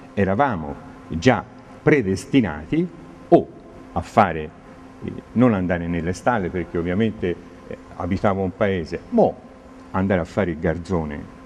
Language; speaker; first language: Italian; native; Italian